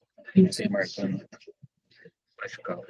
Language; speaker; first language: Portuguese; native; Portuguese